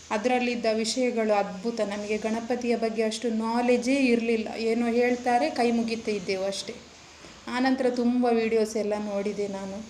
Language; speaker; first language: Kannada; native; Kannada